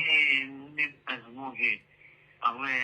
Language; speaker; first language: Ukrainian; non-native, local second language; Russian